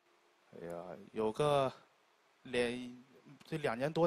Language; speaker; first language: Chinese; native; Chinese